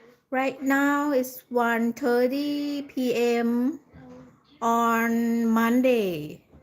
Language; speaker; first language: English; non-native, learner; Thai